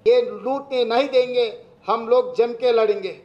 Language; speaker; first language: Hindi; non-native, local second language; Telugu